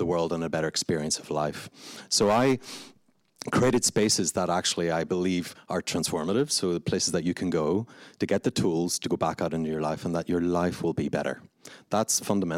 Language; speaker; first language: English; native; English